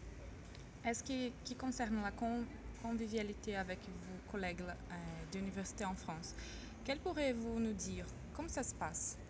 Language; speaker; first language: French; non-native, learner; Portuguese